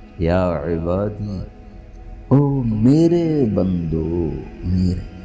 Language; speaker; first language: Urdu; non-native, local second language; Punjabi